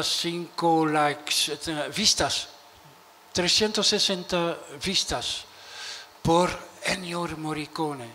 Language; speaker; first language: Spanish; non-native, learner; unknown